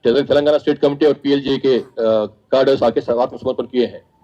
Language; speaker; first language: Hindi; non-native, local second language; Telugu